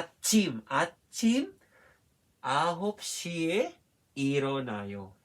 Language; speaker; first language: Korean; non-native, fluent; Filipino